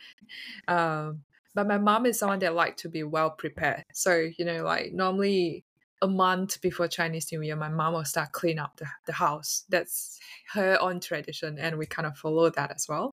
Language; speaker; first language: English; non-native, local second language; Chinese